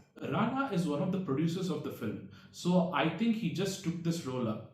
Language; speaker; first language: English; non-native, local second language; Tamil